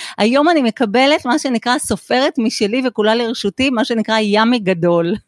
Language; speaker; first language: Hebrew; native; Hebrew